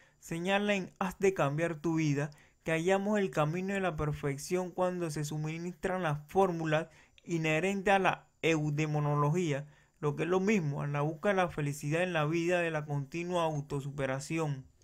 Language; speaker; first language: Spanish; native; Spanish